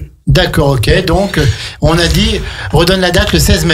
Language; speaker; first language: French; native; French